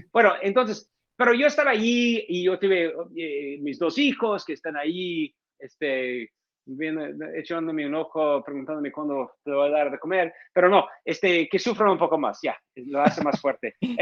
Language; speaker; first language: Spanish; non-native, fluent; English